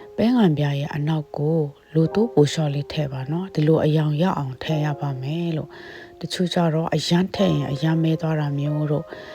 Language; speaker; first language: Burmese; non-native, local second language; Kachin